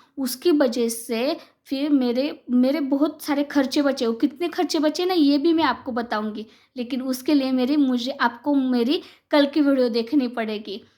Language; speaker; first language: Hindi; non-native, local second language; Marathi